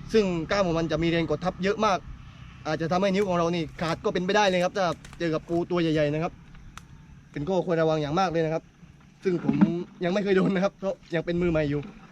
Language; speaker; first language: Thai; native; Thai